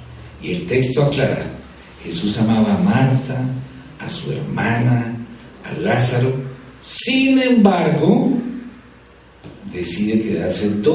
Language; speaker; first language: Spanish; native; Spanish